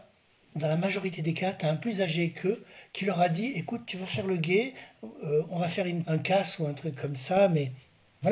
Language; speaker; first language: French; native; French